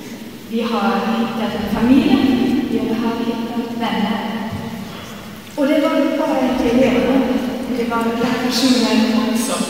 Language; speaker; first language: Swedish; non-native, learner; German